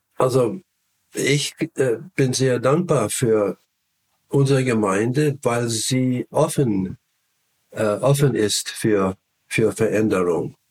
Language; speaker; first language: German; non-native, fluent; English